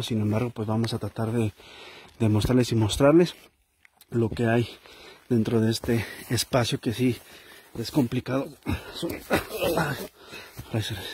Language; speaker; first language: Spanish; native; Spanish